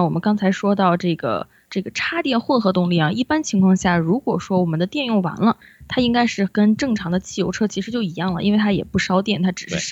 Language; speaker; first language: Chinese; native; Chinese